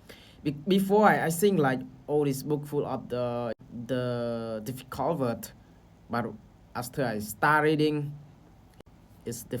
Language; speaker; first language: English; non-native, learner; Khmer